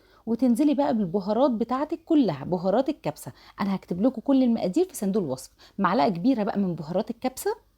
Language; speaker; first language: Arabic; native; Arabic